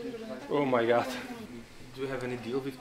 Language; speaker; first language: English; non-native, learner; Czech